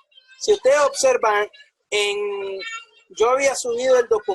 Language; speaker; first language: Spanish; native; Spanish